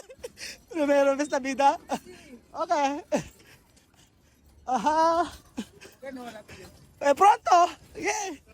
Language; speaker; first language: Spanish; non-native, learner; Filipino